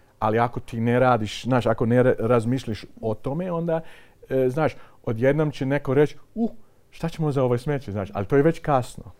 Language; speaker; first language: Croatian; non-native, fluent; Dutch